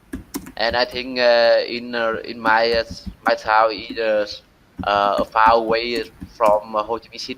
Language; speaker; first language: English; non-native, learner; Vietnamese